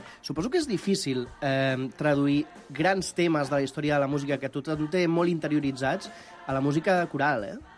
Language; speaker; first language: Catalan; native; Catalan